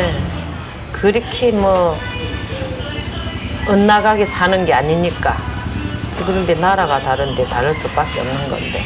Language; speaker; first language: Korean; native; Korean